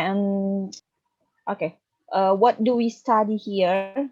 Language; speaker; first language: English; non-native, learner; Indonesian